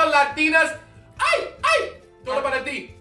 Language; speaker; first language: Spanish; non-native, learner; English